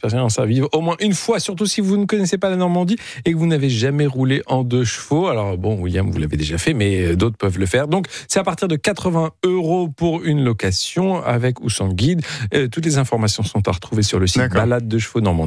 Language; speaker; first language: French; native; French